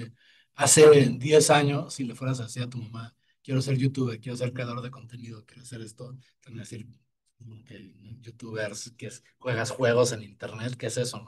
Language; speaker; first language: Spanish; native; Spanish